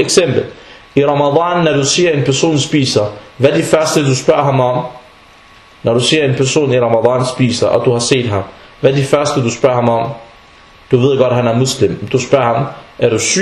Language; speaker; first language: Danish; non-native, fluent; Arabic